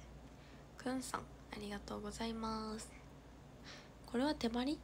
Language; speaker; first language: Japanese; native; Japanese